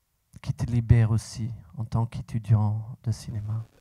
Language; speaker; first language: French; non-native, local second language; Dutch